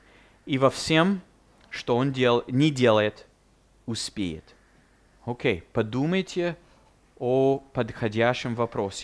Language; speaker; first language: Russian; non-native, fluent; English